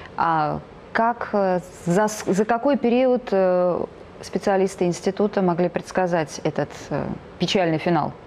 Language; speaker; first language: Russian; native; Russian